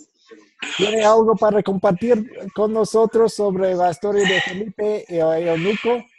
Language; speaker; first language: Spanish; non-native, fluent; English